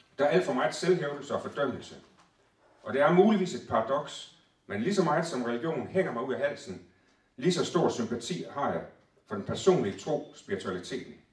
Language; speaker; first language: Danish; native; Danish